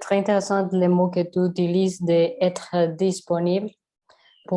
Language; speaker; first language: French; non-native, learner; Spanish